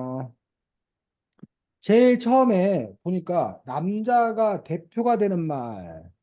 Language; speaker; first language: Korean; native; Korean